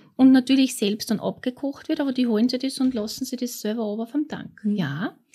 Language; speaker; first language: German; native; German